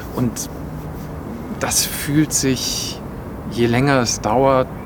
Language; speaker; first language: German; native; German